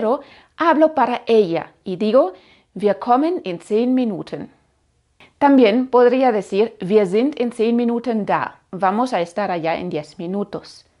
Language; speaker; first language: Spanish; non-native, fluent; German